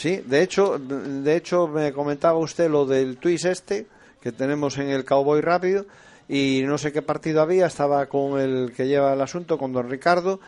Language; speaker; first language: Spanish; native; Spanish